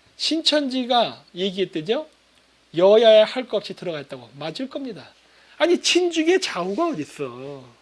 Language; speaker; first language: Korean; native; Korean